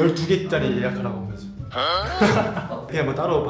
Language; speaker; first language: Korean; native; Korean